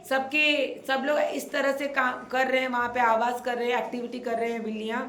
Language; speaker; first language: Hindi; non-native, local second language; Marathi